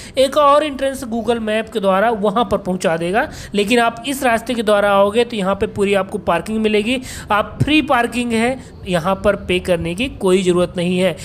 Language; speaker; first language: Hindi; native; Hindi